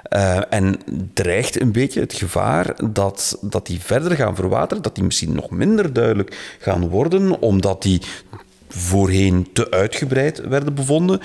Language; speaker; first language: Dutch; native; Dutch